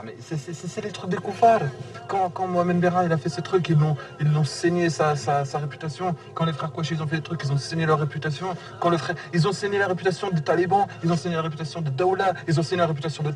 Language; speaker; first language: French; native; French